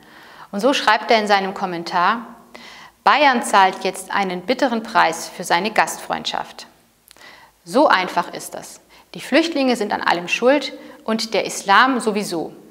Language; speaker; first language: German; native; German